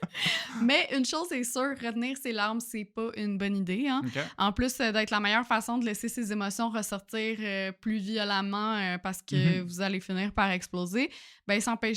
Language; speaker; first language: French; native; French